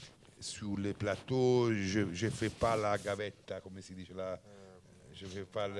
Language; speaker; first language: French; non-native, learner; Italian